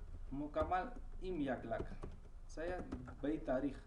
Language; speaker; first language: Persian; non-native, local second language; Pashto